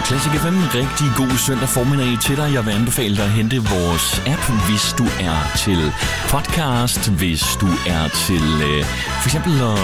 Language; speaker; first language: Danish; native; Danish